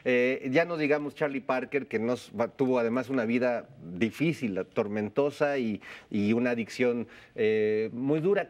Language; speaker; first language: Spanish; native; Spanish